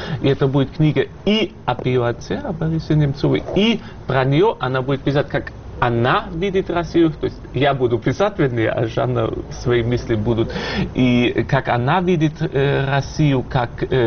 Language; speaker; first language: Russian; non-native, fluent; German